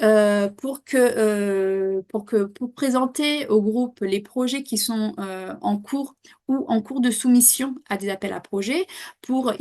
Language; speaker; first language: French; native; French